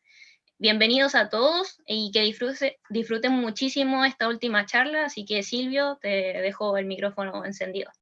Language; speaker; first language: Spanish; native; Spanish